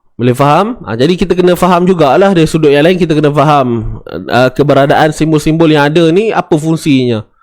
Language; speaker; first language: Malay; native; Malay